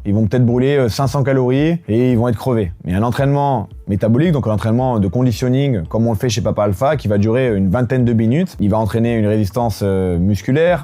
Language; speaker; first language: French; native; French